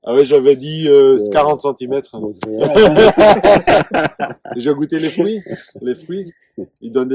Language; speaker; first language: French; native; French